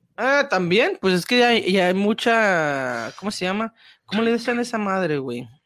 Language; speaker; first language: Spanish; early bilingual, heritage; Spanish